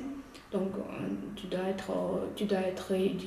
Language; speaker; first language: French; non-native, learner; Uyghur